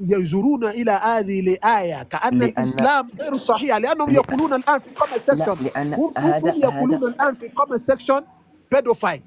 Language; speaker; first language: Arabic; non-native, fluent; Yoruba